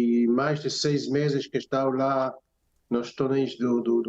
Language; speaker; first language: Portuguese; non-native, fluent; Hebrew